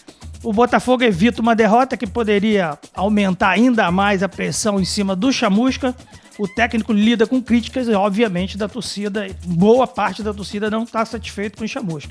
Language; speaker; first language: Portuguese; native; Portuguese